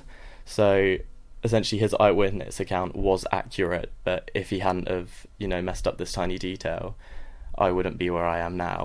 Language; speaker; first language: English; native; English